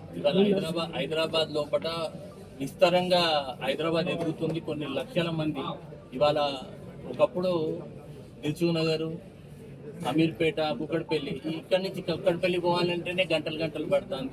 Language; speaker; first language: Telugu; native; Telugu